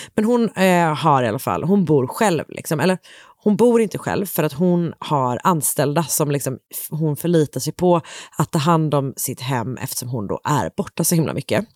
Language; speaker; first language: Swedish; native; Swedish